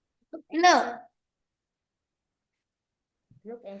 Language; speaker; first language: English; non-native, learner; Vietnamese